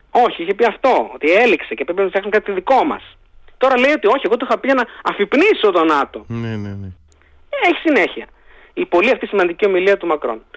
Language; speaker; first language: Greek; native; Greek